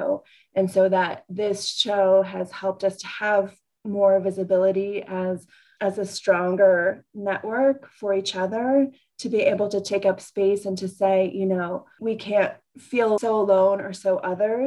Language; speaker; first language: English; native; English